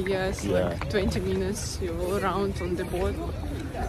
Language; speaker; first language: English; non-native, fluent; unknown